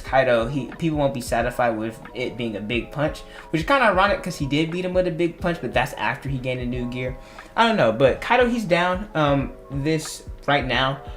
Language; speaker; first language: English; native; English